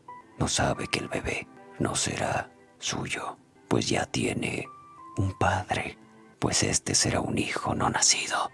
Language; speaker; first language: Spanish; native; Spanish